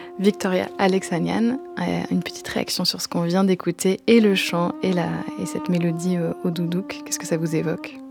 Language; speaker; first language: French; native; French